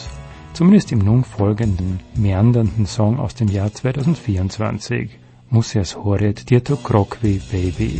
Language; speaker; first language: German; native; German